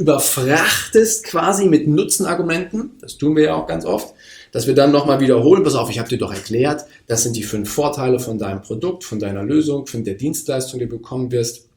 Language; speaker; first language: German; native; German